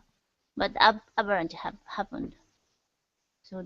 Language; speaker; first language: English; non-native, learner; Japanese